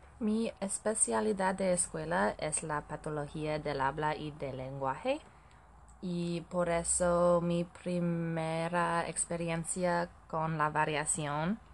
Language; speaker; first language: Spanish; non-native, learner; English